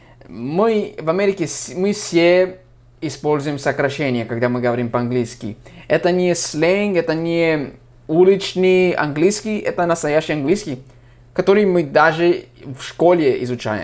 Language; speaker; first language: Russian; non-native, fluent; English